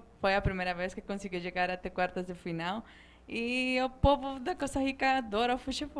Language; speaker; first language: Portuguese; non-native, fluent; Spanish